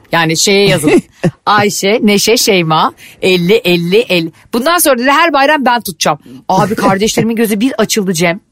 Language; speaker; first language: Turkish; native; Turkish